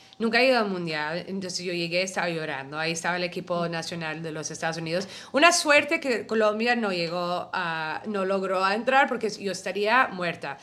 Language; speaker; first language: Spanish; early bilingual, heritage; Spanish